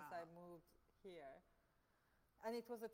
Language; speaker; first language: English; non-native, fluent; Turkish